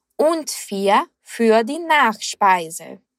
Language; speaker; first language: German; non-native, fluent; Portuguese